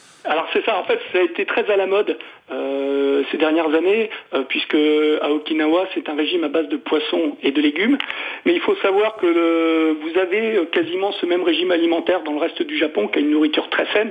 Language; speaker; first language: French; native; French